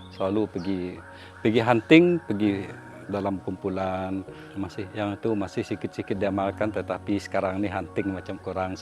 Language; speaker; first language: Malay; non-native, local second language; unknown